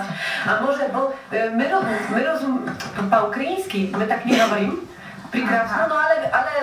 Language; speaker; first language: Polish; early bilingual, heritage; Polish